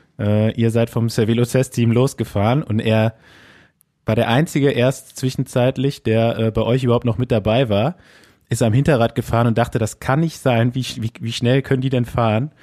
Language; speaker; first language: German; native; German